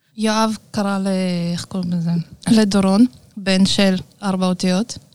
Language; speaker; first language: Hebrew; early bilingual, other home language; Russian